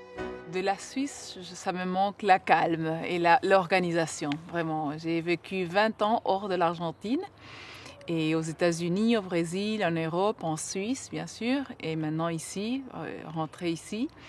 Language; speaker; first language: French; non-native, fluent; German